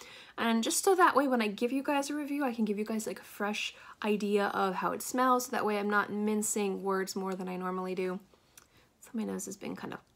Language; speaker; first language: English; native; English